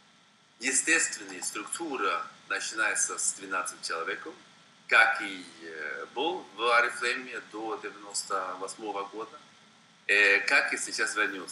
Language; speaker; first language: Russian; non-native, fluent; Swedish